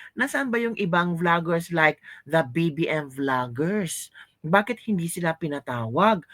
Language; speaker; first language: Filipino; non-native, local second language; Cebuano